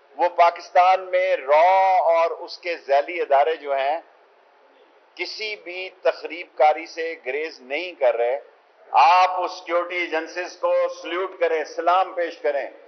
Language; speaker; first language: Urdu; non-native, local second language; Punjabi